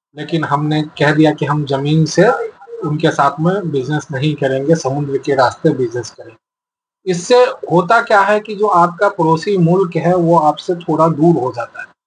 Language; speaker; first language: Hindi; native; Hindi